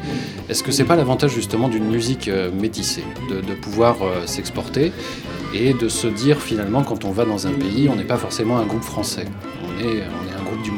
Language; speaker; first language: French; native; French